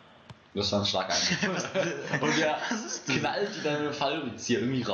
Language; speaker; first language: German; native; German